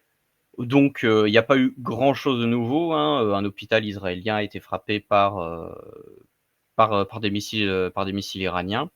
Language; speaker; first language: French; native; French